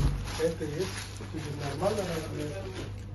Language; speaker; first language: Russian; non-native, learner; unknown